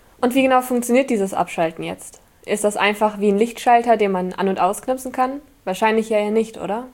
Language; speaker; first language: German; native; German